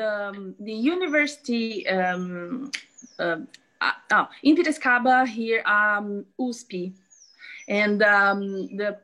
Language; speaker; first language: English; non-native, learner; Portuguese